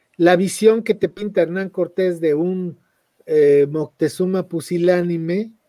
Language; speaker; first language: Spanish; native; Spanish